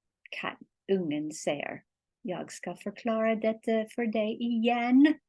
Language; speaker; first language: Swedish; non-native, learner; English